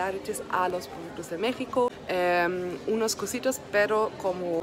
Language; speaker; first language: Spanish; non-native, learner; German